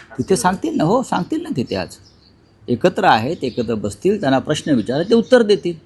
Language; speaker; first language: Marathi; native; Marathi